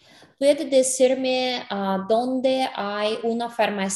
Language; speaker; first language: Spanish; non-native, learner; English